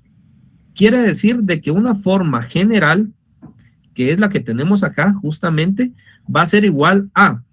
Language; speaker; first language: Spanish; native; Spanish